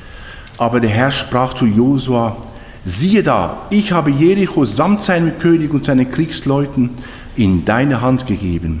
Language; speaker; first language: German; native; German